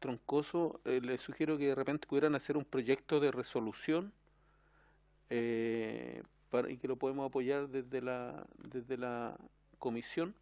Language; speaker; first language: Spanish; native; Spanish